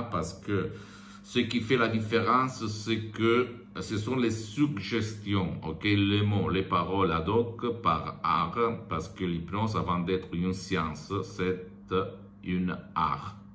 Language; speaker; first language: French; non-native, fluent; Italian